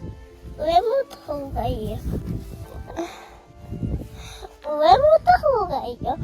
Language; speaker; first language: Japanese; native; Japanese